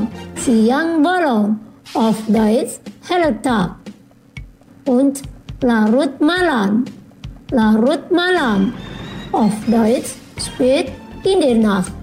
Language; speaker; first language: German; non-native, fluent; Indonesian